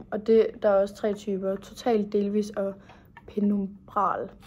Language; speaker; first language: Danish; native; Danish